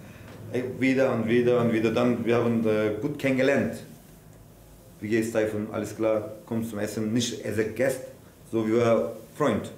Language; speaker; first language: German; non-native, learner; Turkish